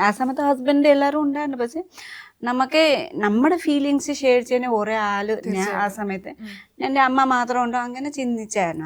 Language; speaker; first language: Malayalam; non-native, fluent; Nepali